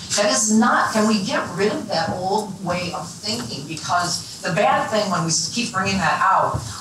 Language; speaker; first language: English; native; English